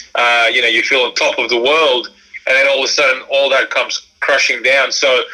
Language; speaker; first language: English; early bilingual, other home language; Croatian